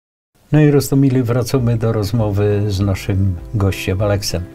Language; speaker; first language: Polish; native; Polish